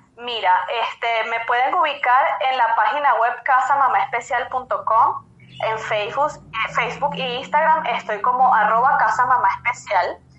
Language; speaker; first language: Spanish; native; Spanish